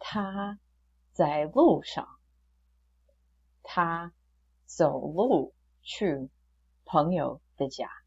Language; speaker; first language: Chinese; non-native, fluent; English